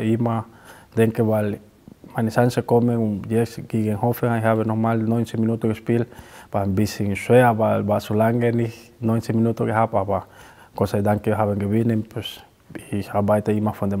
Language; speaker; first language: German; non-native, learner; Spanish